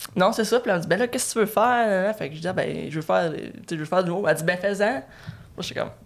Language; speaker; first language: French; native; French